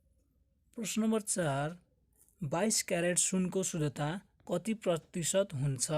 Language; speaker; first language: Nepali; native; Nepali